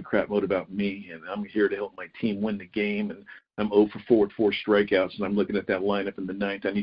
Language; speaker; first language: English; native; English